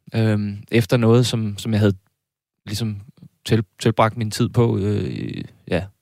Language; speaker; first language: Danish; native; Danish